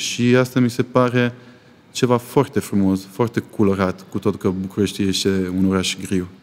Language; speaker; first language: Romanian; non-native, learner; Italian